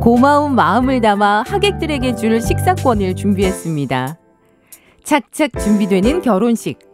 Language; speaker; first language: Korean; native; Korean